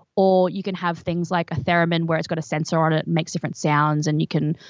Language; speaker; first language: English; native; English